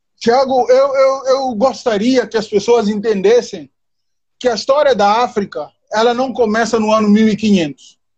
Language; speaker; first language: Portuguese; non-native, local second language; Upper Guinea Crioulo